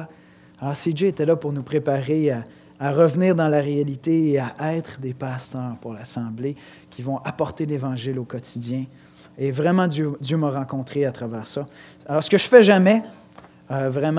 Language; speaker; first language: French; native; French